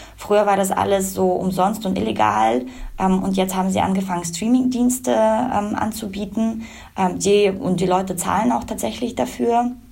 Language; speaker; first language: German; early bilingual, other home language; Russian